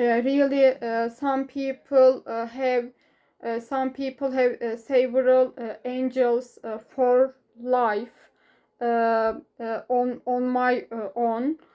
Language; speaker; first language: English; non-native, learner; Turkish